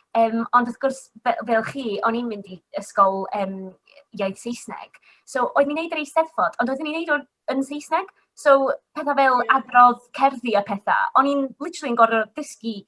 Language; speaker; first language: Welsh; non-native, local second language; English